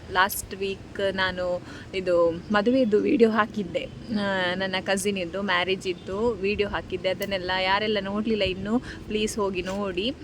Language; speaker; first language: Kannada; non-native, local second language; Tulu